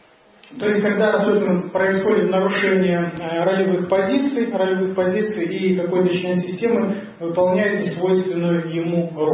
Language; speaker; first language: Russian; native; Russian